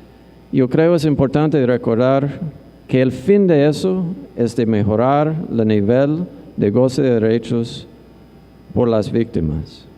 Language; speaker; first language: Spanish; non-native, fluent; English